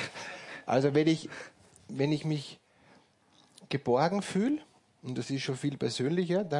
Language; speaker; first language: German; native; German